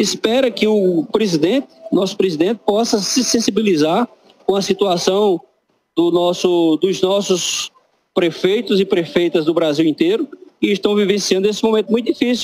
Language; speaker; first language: Portuguese; native; Portuguese